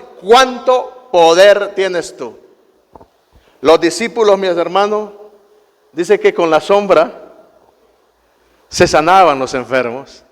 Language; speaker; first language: Spanish; native; Spanish